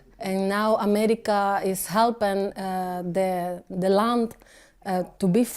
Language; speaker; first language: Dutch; non-native, learner; Spanish